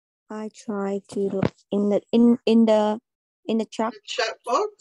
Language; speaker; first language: English; non-native, learner; Vietnamese